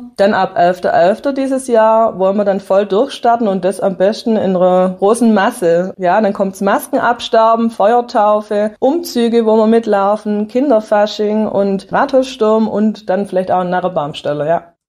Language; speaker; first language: German; native; German